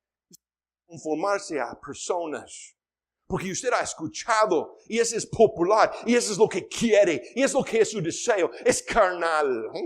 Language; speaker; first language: Spanish; non-native, fluent; English